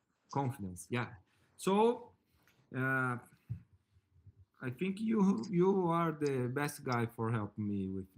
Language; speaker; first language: English; non-native, learner; Portuguese